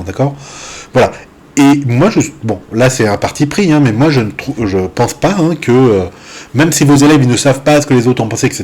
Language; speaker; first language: French; native; French